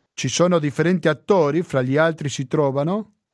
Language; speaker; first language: Italian; non-native, fluent; Spanish